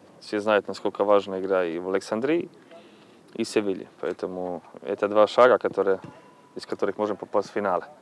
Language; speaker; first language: Russian; non-native, fluent; Croatian